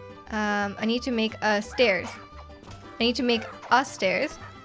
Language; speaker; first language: English; native; English